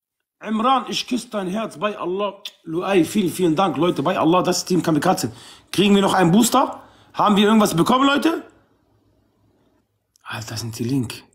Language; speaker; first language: German; non-native, local second language; Arabic